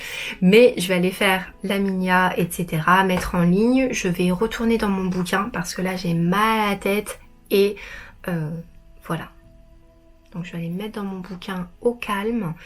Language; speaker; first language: French; native; French